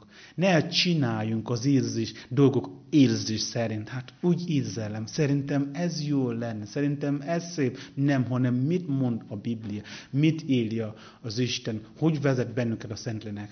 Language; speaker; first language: Hungarian; non-native, learner; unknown